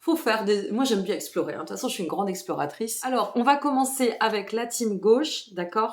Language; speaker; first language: French; native; French